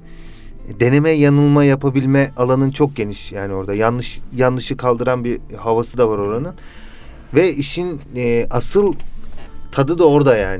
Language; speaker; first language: Turkish; native; Turkish